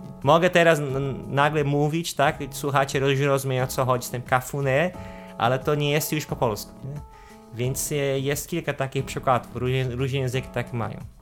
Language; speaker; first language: Polish; non-native, fluent; Portuguese